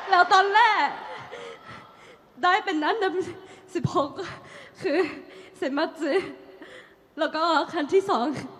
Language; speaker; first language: Thai; non-native, learner; Japanese